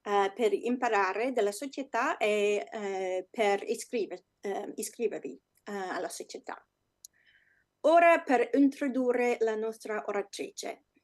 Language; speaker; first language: Italian; non-native, fluent; English